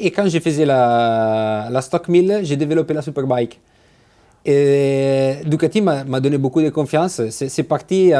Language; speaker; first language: French; non-native, fluent; Italian